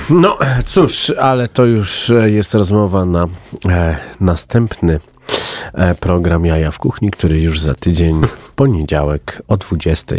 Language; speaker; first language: Polish; native; Polish